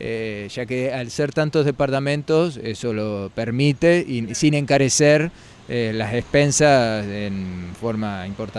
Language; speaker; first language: Spanish; native; Spanish